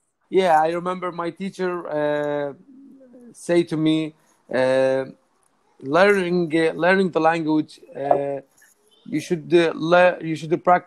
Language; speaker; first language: English; non-native, learner; Arabic